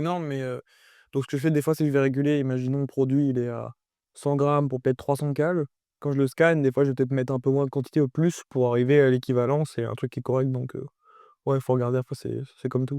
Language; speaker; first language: French; native; French